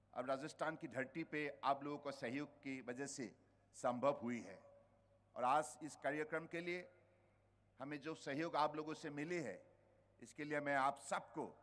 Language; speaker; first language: Hindi; native; Hindi